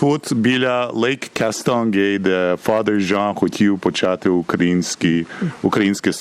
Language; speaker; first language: Ukrainian; early bilingual, heritage; Ukrainian